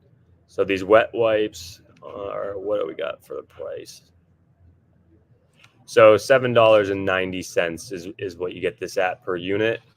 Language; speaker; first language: English; native; English